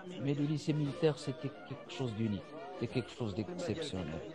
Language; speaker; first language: French; non-native, local second language; Arabic